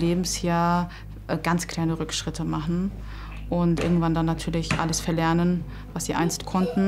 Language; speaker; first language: German; native; German